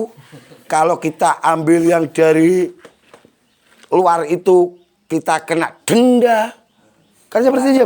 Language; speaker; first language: Indonesian; native; Indonesian